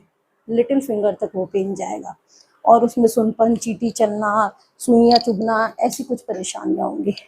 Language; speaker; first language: Hindi; native; Hindi